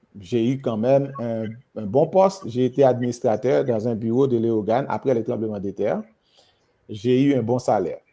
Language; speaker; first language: French; non-native, local second language; Haitian Creole